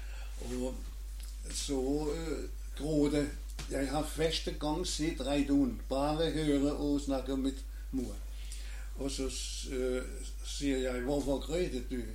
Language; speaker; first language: Danish; non-native, learner; German